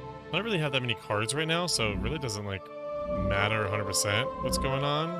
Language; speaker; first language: English; native; English